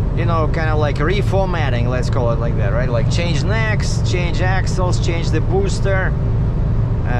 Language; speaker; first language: English; native; English